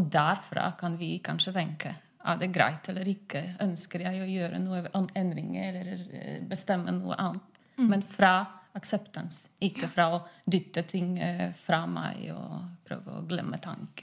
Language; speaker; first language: Norwegian; non-native, fluent; Polish